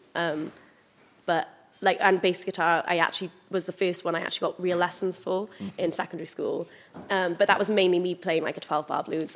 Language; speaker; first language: English; native; English